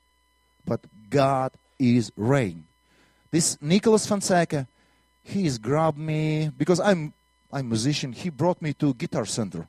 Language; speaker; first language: English; non-native, learner; Russian